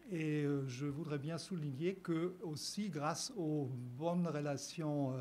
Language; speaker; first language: French; non-native, fluent; German